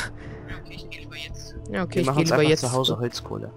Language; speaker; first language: German; native; German